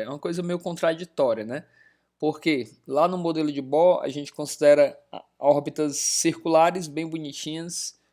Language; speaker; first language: Portuguese; native; Portuguese